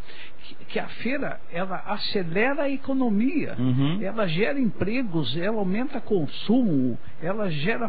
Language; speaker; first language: Portuguese; native; Portuguese